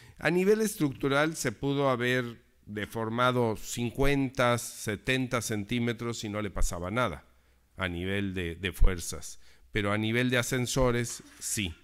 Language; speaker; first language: Spanish; native; Spanish